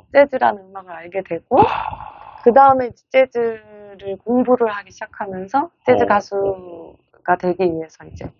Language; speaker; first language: Korean; native; Korean